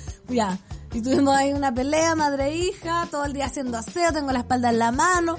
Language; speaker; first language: Spanish; native; Spanish